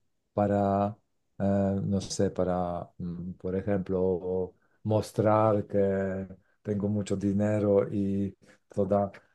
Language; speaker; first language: Spanish; non-native, learner; Polish